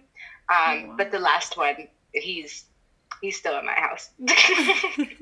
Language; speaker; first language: English; native; English